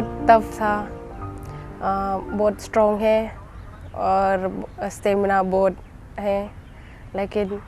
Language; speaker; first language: Hindi; non-native, local second language; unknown